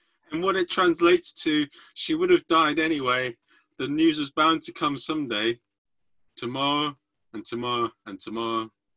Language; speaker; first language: English; native; English